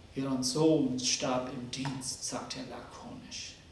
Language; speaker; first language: German; non-native, fluent; Nepali